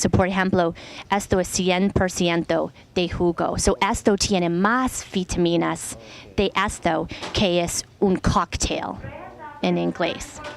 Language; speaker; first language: Spanish; non-native, learner; English